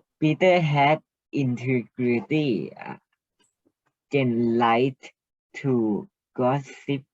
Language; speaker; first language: English; non-native, learner; Thai